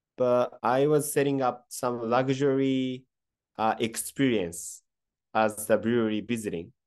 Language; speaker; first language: English; non-native, fluent; Japanese